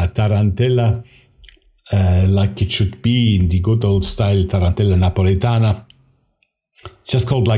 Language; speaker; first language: English; non-native, fluent; German